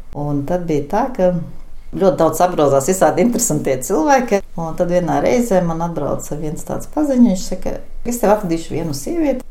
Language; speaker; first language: Latvian; native; Latvian